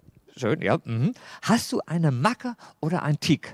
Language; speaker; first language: German; native; German